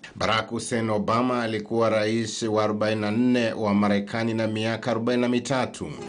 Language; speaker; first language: Swahili; native; Swahili